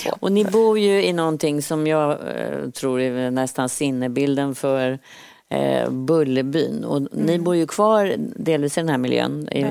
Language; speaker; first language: Swedish; native; Swedish